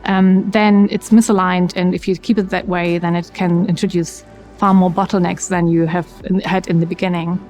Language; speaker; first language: English; non-native, fluent; German